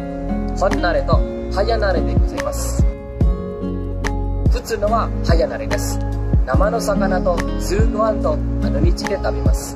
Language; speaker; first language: Japanese; non-native, learner; Indonesian